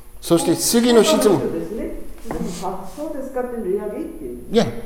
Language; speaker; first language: Japanese; non-native, learner; English